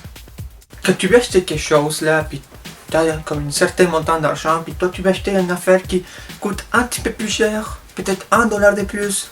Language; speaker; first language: French; native; French